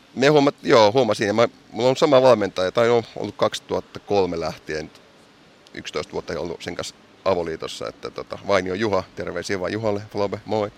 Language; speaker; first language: Finnish; early bilingual, heritage; Finnish